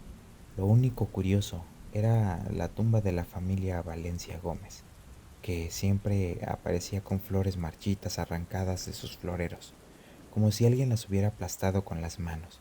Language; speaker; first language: Spanish; native; Spanish